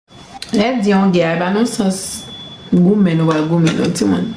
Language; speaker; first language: French; non-native, learner; Haitian Creole